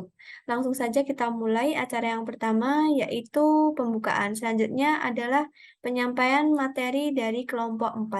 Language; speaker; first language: Indonesian; native; Indonesian